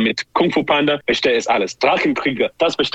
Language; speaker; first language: German; non-native, learner; English